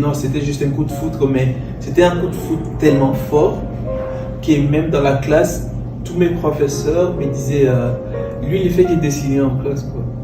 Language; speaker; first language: French; non-native, local second language; Lingala